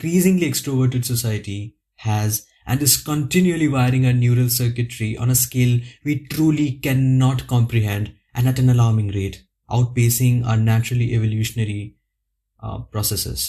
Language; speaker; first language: English; non-native, local second language; Hindi